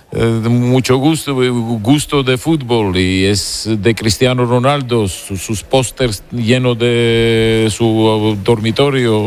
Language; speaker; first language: Spanish; non-native, fluent; Georgian